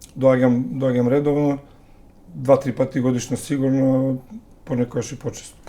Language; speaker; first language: Macedonian; non-native, local second language; Serbian